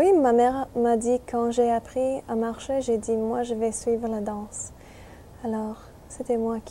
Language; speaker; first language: French; non-native, fluent; English